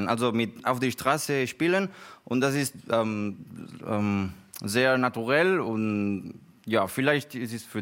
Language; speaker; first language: German; non-native, learner; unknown